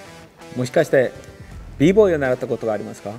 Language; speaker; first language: Japanese; non-native, learner; Korean